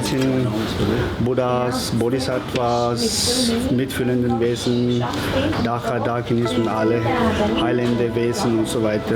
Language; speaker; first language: German; non-native, fluent; Tibetan